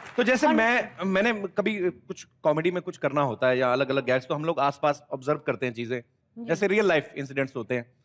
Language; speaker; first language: Hindi; non-native, local second language; Punjabi